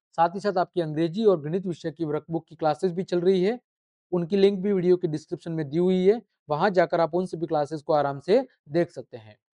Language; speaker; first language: Hindi; native; Hindi